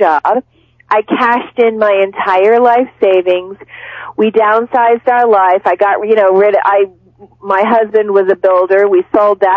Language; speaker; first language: English; native; English